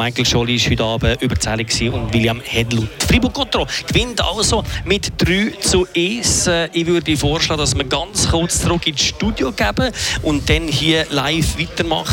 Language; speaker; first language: German; native; German